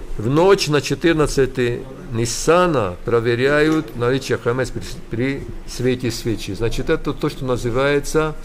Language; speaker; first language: Russian; early bilingual, heritage; Russian